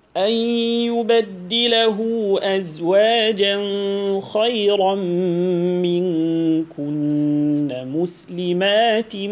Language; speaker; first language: Arabic; non-native, fluent; Hausa